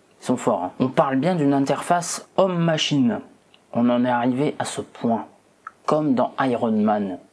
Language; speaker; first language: French; native; French